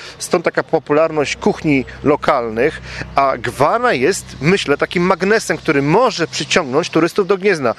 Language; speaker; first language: Polish; native; Polish